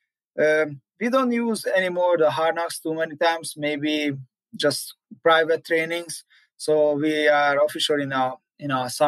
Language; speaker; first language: English; non-native, learner; Hungarian